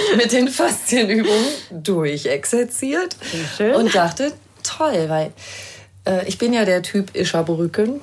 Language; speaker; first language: German; early bilingual, other home language; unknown